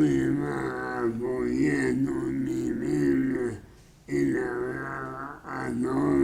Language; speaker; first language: Spanish; non-native, fluent; English